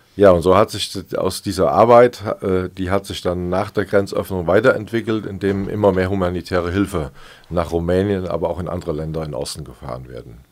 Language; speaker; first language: German; native; German